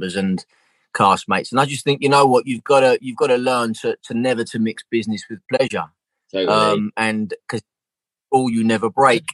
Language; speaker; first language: English; native; English